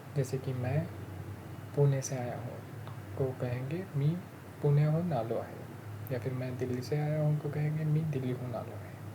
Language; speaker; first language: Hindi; non-native, local second language; Marathi